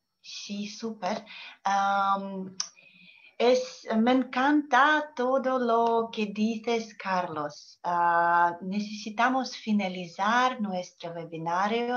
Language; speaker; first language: Spanish; non-native, learner; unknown